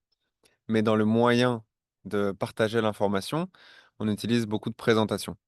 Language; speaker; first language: French; native; French